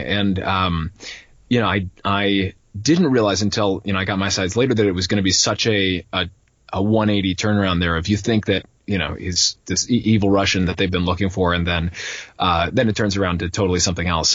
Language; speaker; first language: English; native; English